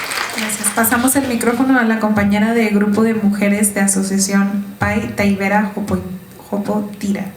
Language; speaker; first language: Spanish; native; Spanish